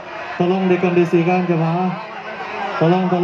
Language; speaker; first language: Indonesian; native; Indonesian